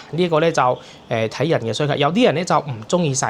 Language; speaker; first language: Cantonese; native; Cantonese